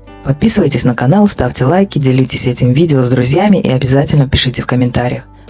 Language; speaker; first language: Russian; native; Russian